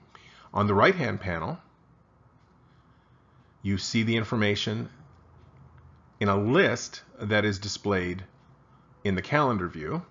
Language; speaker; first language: English; native; English